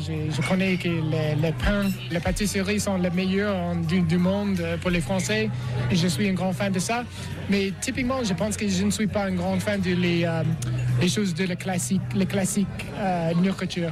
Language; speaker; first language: French; non-native, learner; English